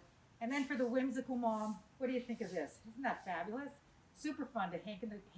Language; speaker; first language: English; native; English